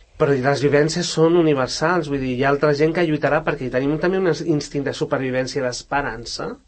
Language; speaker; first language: Catalan; native; Catalan